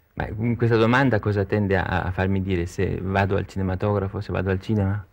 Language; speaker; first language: Italian; native; Italian